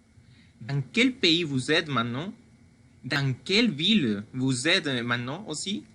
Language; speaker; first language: French; non-native, fluent; Spanish